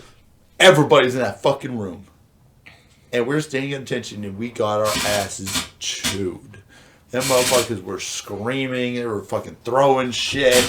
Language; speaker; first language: English; native; English